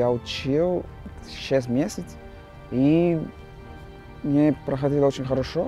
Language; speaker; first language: Russian; non-native, learner; Portuguese